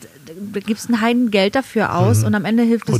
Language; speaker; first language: German; native; German